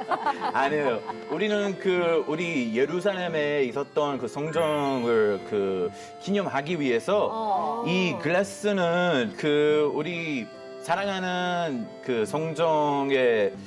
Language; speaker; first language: Korean; non-native, learner; Hebrew